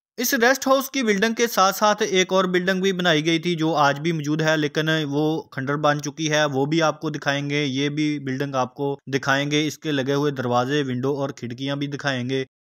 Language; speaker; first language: Urdu; non-native, local second language; Punjabi